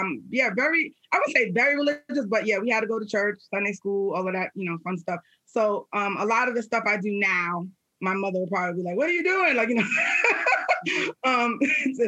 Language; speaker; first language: English; native; English